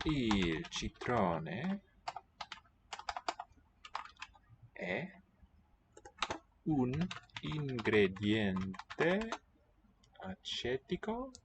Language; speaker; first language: Italian; non-native, learner; English